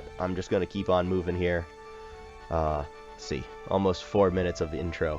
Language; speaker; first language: English; native; English